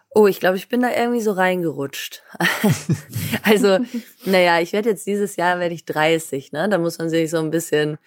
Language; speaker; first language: German; native; German